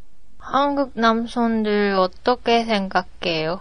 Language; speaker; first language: Korean; non-native, learner; Japanese